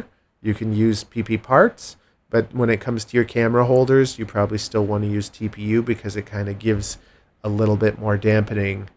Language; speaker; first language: English; native; English